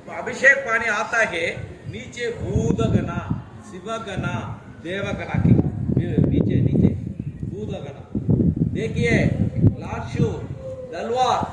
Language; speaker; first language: Hindi; non-native, local second language; Tamil